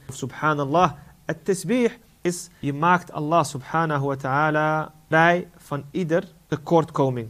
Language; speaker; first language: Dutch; non-native, fluent; Arabic